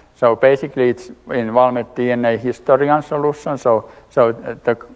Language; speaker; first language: English; non-native, fluent; Finnish